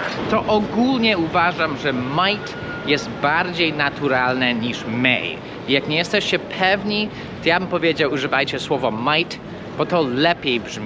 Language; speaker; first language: Polish; non-native, fluent; English